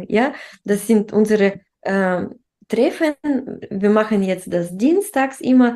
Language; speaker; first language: German; non-native, fluent; Russian